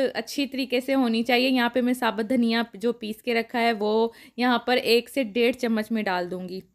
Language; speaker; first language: Urdu; non-native, local second language; Punjabi